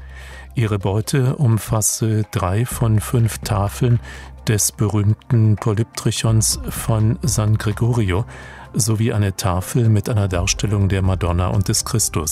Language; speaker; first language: German; native; German